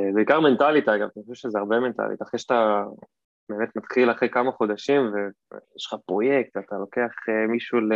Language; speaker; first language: Hebrew; native; Hebrew